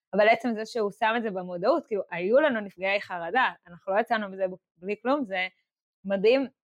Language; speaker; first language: Hebrew; native; Hebrew